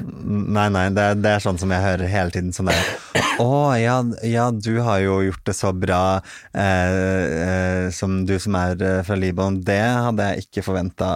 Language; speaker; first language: Norwegian; early bilingual, other home language; Arabic